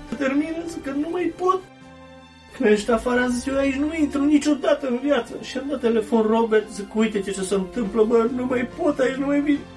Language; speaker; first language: Romanian; native; Romanian